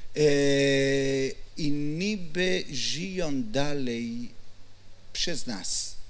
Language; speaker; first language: Polish; non-native, learner; Hebrew